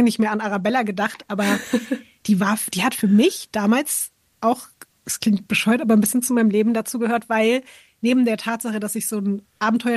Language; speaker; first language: German; native; German